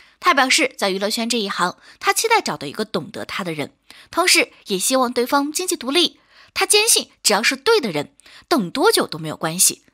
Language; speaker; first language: Chinese; native; Chinese